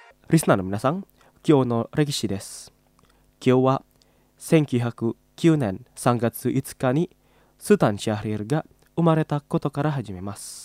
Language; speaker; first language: Japanese; non-native, fluent; Indonesian